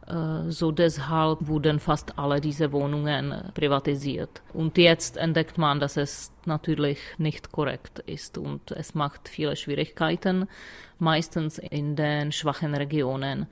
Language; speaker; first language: German; non-native, fluent; Czech